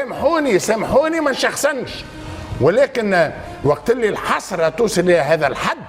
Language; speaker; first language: Arabic; native; Arabic